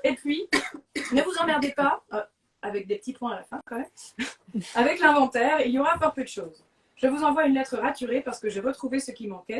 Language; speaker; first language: French; native; French